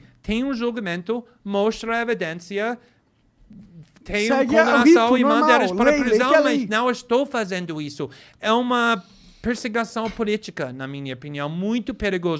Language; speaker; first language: Portuguese; non-native, fluent; English